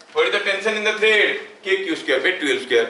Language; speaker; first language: English; non-native, local second language; Hindi